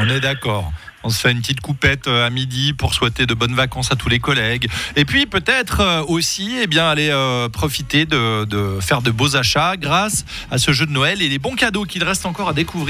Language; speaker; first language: French; native; French